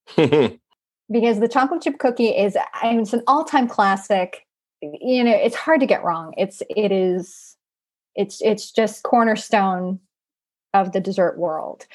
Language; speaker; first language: English; native; English